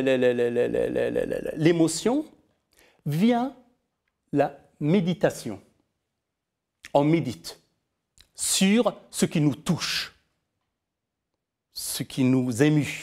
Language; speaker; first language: French; non-native, fluent; Persian